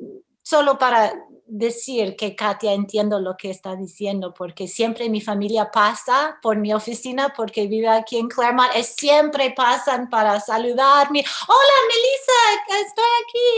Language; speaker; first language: Spanish; early bilingual, heritage; English